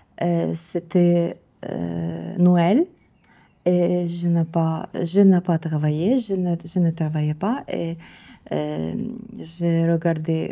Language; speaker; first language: French; non-native, learner; Ukrainian